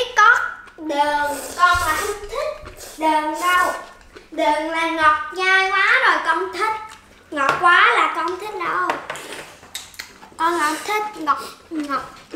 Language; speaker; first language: Vietnamese; early bilingual, heritage; Korean